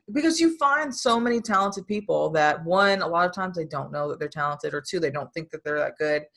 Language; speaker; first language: English; native; English